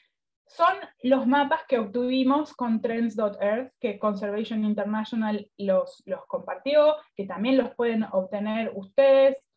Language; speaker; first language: Spanish; native; Spanish